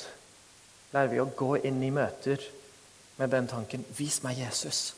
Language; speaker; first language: Norwegian; non-native, fluent; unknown